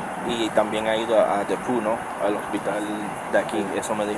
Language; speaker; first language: Spanish; early bilingual, other home language; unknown